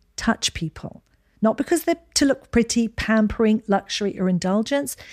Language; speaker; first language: English; native; English